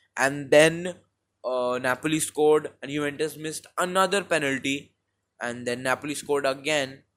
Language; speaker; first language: English; non-native, local second language; Hindi